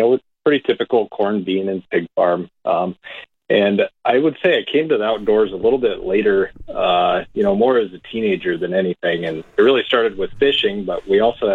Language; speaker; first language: English; native; English